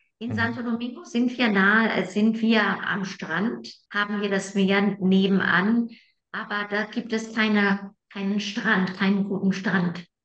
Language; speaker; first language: German; non-native, fluent; Spanish